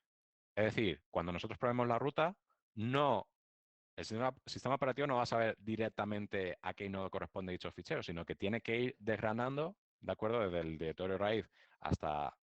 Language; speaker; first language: Spanish; native; Spanish